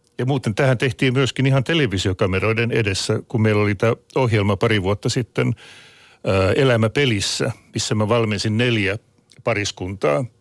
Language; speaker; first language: Finnish; non-native, local second language; Swedish